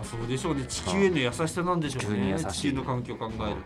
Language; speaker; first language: Japanese; native; Japanese